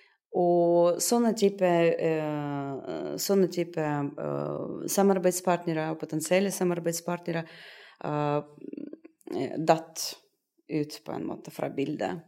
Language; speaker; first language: Norwegian; non-native, fluent; Russian